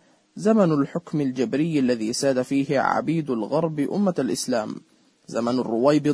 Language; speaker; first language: Arabic; native; Arabic